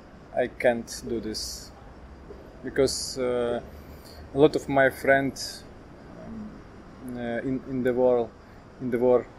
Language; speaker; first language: English; non-native, learner; Ukrainian